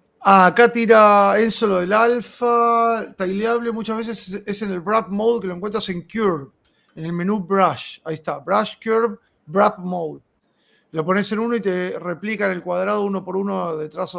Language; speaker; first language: Spanish; native; Spanish